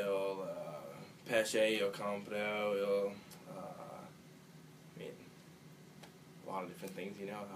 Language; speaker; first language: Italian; non-native, learner; English